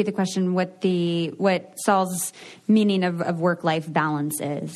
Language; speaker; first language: English; native; English